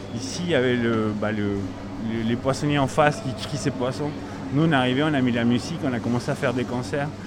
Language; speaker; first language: French; non-native, fluent; Spanish